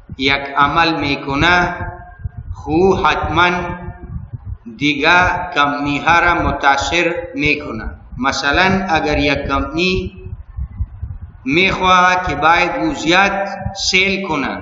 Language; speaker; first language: Persian; non-native, local second language; Pashto